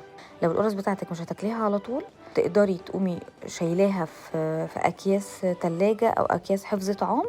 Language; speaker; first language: Arabic; native; Arabic